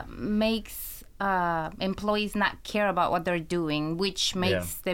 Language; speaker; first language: English; non-native, fluent; Spanish